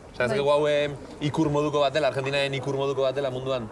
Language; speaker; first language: Basque; native; Basque